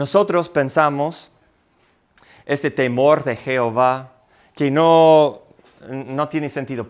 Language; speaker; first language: Spanish; non-native, fluent; English